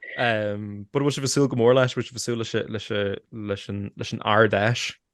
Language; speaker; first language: Irish; native; Irish